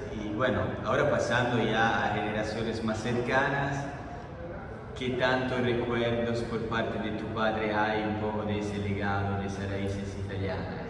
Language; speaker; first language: Spanish; non-native, fluent; Italian